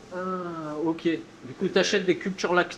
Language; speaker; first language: French; native; French